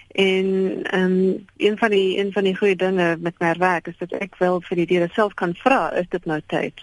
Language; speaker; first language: Afrikaans; non-native, local second language; English